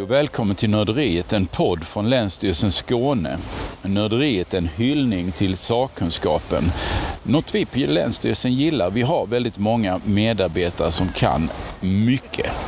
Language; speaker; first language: Swedish; native; Swedish